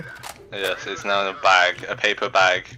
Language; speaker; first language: English; native; English